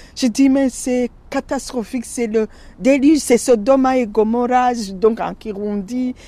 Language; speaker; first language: French; non-native, local second language; Rundi